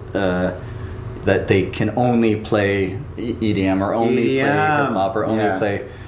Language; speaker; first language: English; native; English